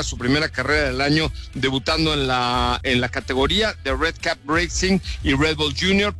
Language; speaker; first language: Spanish; native; Spanish